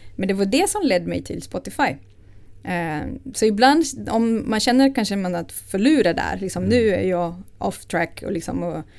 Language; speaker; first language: Swedish; non-native, fluent; Portuguese